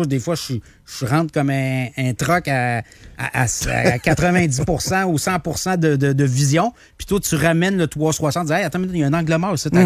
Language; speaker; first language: French; native; French